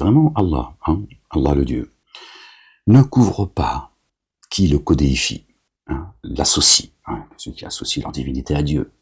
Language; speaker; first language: French; native; French